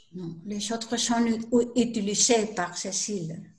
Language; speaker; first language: French; non-native, learner; Spanish